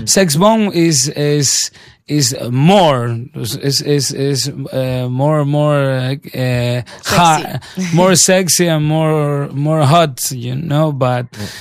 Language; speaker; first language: English; non-native, learner; Spanish